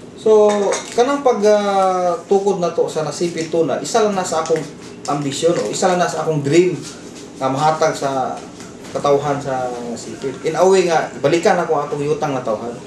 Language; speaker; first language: Cebuano; native; Cebuano